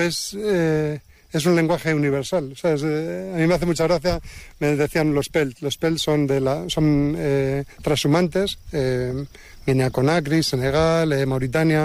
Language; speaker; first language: Spanish; native; Spanish